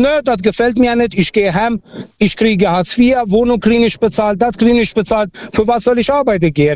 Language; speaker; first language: German; non-native, fluent; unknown